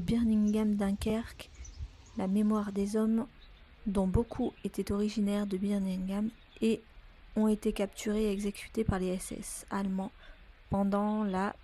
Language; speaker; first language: French; native; French